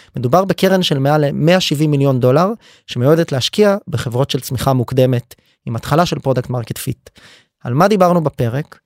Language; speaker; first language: Hebrew; native; Hebrew